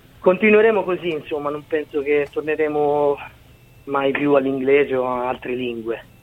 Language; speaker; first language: Italian; native; Italian